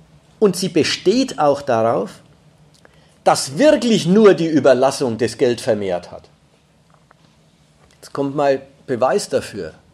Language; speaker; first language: German; native; German